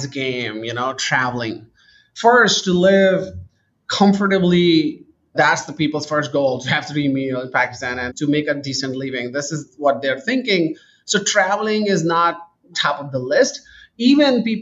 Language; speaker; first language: English; non-native, local second language; Urdu